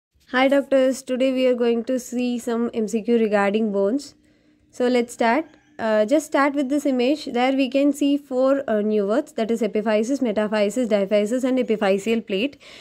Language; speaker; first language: English; non-native, local second language; Tamil